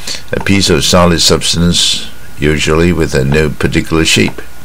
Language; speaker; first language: English; non-native, fluent; Chinese